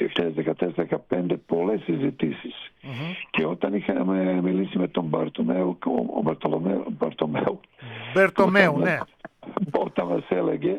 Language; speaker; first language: Greek; non-native, fluent; Serbian